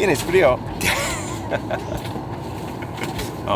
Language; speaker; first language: Spanish; non-native, fluent; English